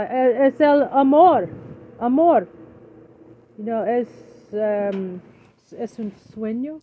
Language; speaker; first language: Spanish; non-native, learner; English